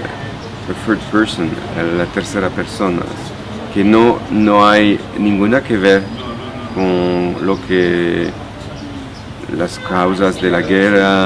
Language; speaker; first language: Spanish; non-native, fluent; French